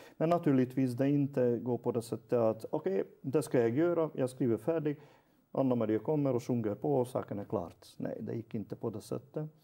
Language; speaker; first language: Swedish; non-native, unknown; Hungarian